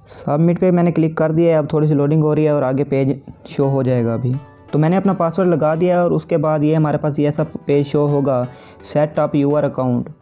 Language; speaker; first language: Urdu; native; Urdu